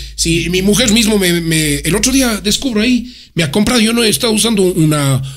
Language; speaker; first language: Spanish; native; Spanish